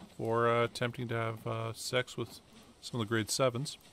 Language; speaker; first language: English; native; English